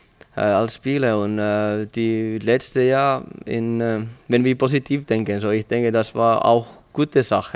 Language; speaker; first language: German; non-native, learner; Finnish